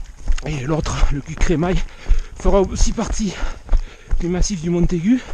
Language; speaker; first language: French; native; French